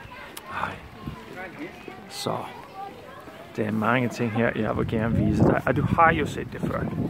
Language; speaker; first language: Danish; non-native, fluent; English